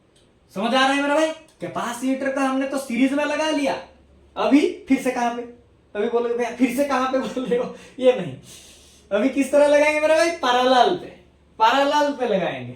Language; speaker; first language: Hindi; non-native, local second language; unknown